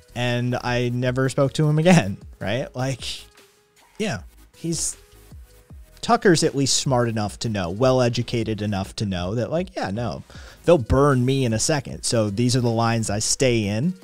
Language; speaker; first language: English; native; English